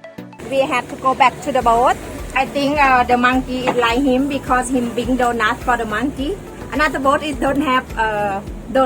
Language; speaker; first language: English; non-native, learner; Thai